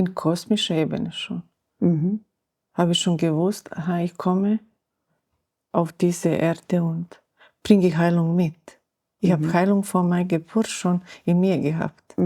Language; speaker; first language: German; non-native, learner; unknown